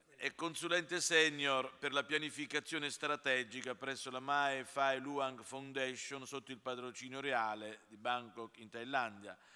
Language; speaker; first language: Italian; native; Italian